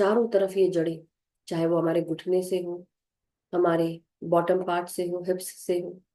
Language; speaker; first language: Hindi; native; Hindi